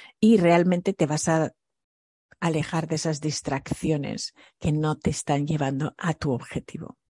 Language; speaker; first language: Spanish; early bilingual, other home language; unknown